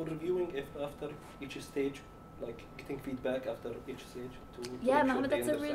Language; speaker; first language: English; non-native, learner; Arabic